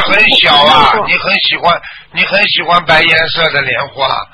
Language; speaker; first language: Chinese; native; Chinese